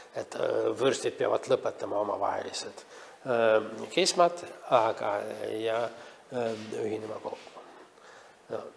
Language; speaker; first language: Estonian; non-native, local second language; Russian